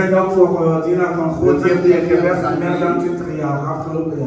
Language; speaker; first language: Dutch; non-native, learner; Lingala